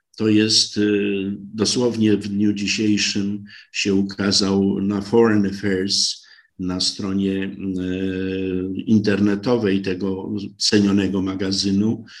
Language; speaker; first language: Polish; native; Polish